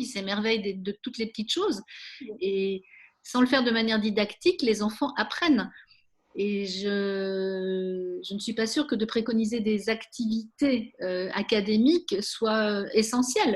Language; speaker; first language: French; native; French